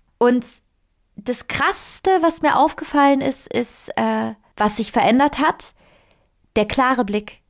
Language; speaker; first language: German; non-native, fluent; Italian